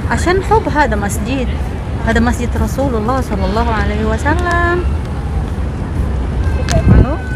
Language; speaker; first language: Arabic; non-native, local second language; Indonesian